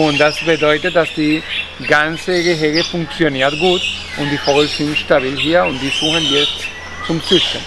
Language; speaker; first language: German; non-native, fluent; Spanish